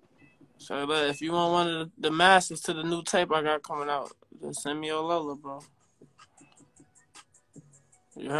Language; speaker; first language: English; native; English